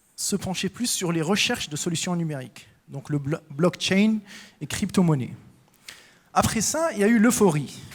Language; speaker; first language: French; non-native, local second language; Arabic